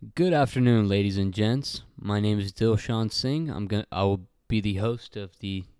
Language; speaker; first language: English; early bilingual, other home language; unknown